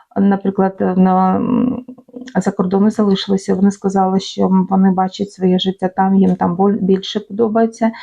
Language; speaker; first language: Ukrainian; native; Ukrainian